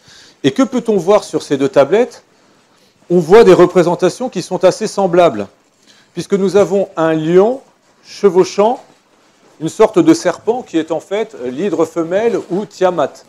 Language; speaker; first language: French; native; French